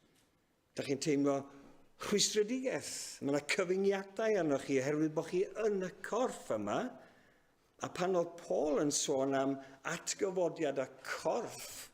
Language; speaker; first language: Welsh; native; Welsh